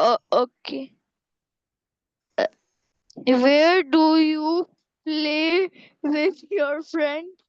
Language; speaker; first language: English; non-native, learner; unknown